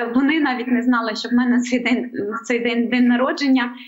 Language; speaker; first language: Ukrainian; native; Ukrainian